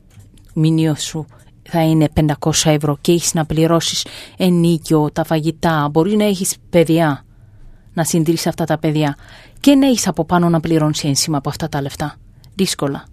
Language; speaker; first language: Greek; non-native, fluent; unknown